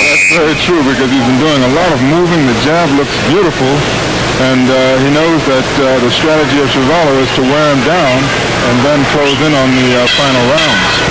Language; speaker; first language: English; native; English